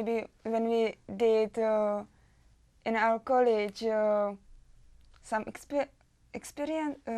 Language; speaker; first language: English; non-native, learner; Czech